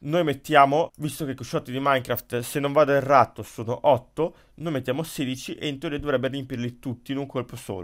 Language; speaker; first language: Italian; native; Italian